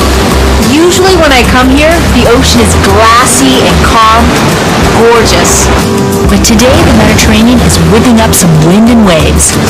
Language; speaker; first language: English; early bilingual, other home language; Italian